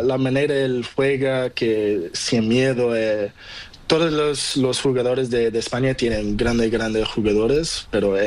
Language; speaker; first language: Spanish; non-native, learner; Portuguese